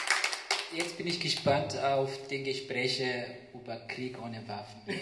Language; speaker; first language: German; non-native, fluent; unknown